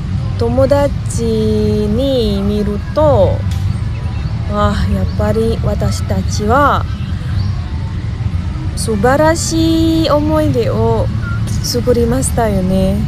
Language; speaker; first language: Japanese; non-native, learner; Indonesian